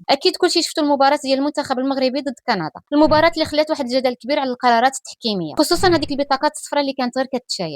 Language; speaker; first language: Arabic; native; Arabic